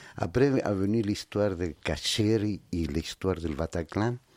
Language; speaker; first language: French; non-native, learner; Spanish